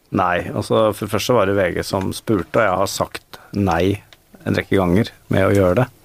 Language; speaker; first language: Norwegian; native; Norwegian